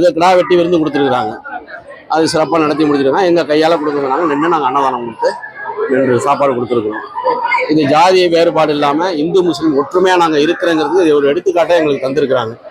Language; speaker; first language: Tamil; native; Tamil